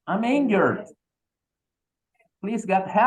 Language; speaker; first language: English; non-native, fluent; Spanish